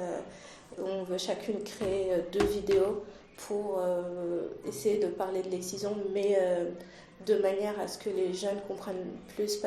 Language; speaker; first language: French; early bilingual, other home language; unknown